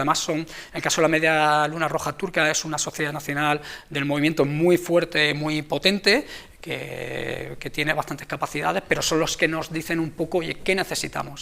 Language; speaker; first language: Spanish; native; Spanish